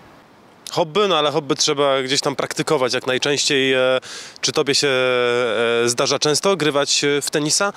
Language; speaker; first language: Polish; native; Polish